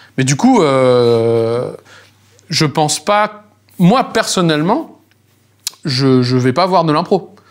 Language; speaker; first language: French; native; French